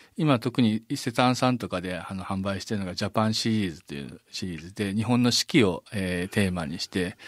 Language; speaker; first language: Japanese; native; Japanese